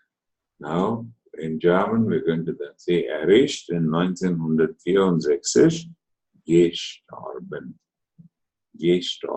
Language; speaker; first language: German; non-native, fluent; Telugu